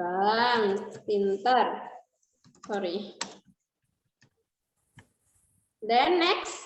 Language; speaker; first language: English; non-native, learner; Indonesian